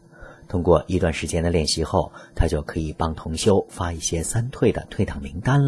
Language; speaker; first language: Chinese; native; Chinese